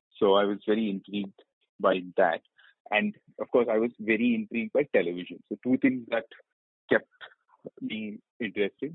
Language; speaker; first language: English; non-native, local second language; Malayalam